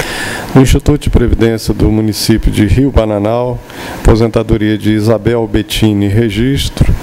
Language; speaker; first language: Portuguese; native; Portuguese